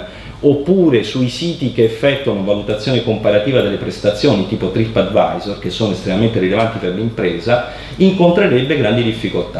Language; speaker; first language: Italian; native; Italian